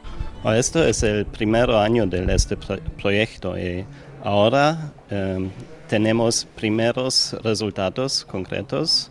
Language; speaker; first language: Spanish; non-native, learner; German